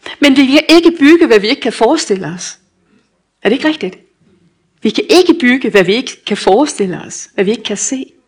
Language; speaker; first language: Danish; native; Danish